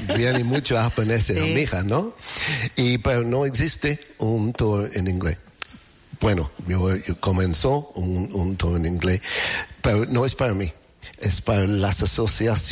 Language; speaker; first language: Spanish; non-native, learner; English